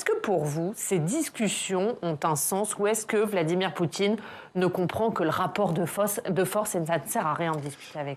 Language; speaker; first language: French; native; French